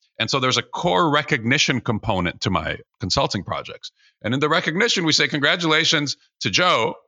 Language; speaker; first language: English; early bilingual, other home language; Russian